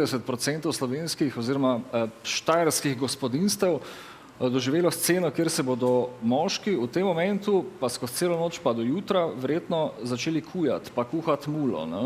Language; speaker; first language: Slovenian; native; Slovenian